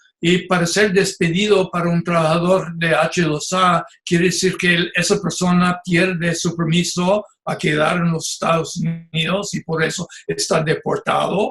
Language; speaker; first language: Spanish; non-native, fluent; English